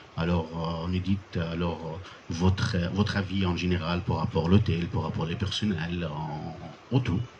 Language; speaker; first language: French; non-native, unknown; Arabic